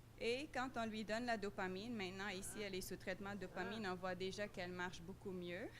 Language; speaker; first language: French; non-native, fluent; Dutch